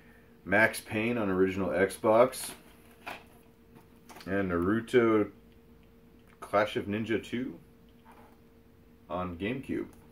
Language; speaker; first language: English; native; English